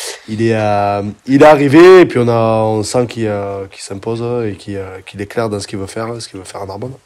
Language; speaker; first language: French; native; French